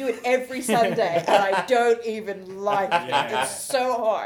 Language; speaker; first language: English; native; English